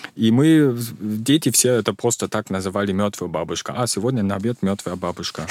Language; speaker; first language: Russian; non-native, fluent; German